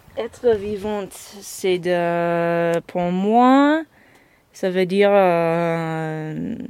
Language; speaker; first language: French; non-native, fluent; English